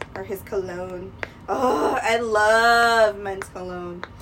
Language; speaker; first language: English; early bilingual, other home language; Spanish